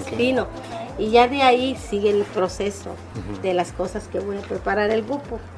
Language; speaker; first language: Spanish; native; Spanish